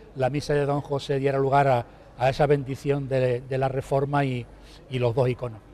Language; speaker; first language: Spanish; native; Spanish